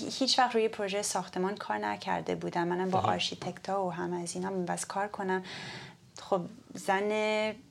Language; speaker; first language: Persian; early bilingual, heritage; Persian